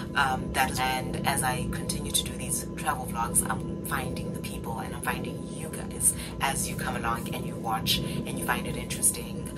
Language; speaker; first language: English; non-native, local second language; Xhosa